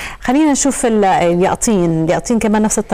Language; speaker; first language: Arabic; native; Arabic